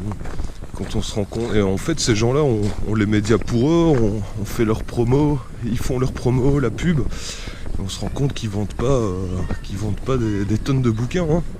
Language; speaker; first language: French; native; French